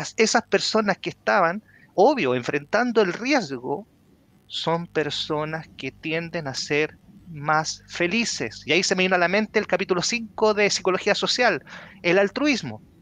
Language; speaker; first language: Spanish; native; Spanish